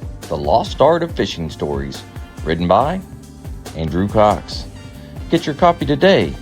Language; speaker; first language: English; native; English